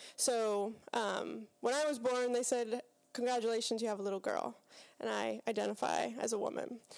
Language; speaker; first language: English; native; English